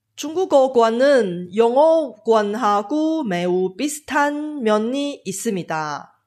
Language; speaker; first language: Korean; non-native, fluent; Chinese